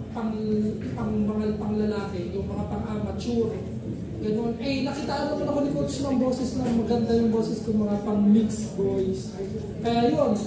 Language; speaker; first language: Filipino; native; Filipino